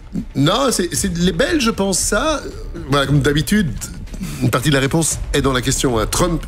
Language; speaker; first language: French; native; French